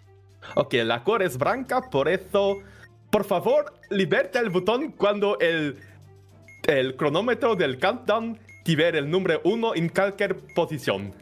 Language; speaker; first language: Spanish; non-native, learner; Portuguese